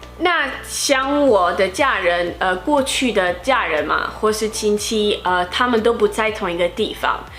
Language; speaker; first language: Chinese; non-native, fluent; Portuguese